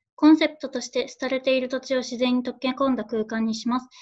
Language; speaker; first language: Japanese; native; Japanese